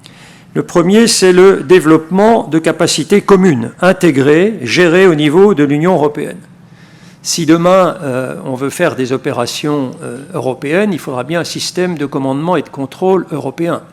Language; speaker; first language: French; native; French